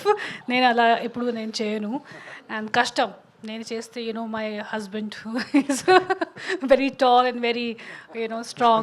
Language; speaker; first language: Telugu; non-native, learner; Hindi